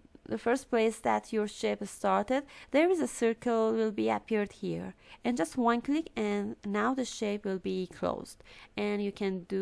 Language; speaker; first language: English; non-native, fluent; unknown